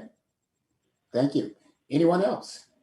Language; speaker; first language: English; native; English